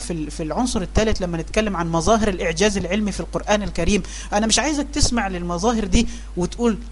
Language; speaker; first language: Arabic; native; Arabic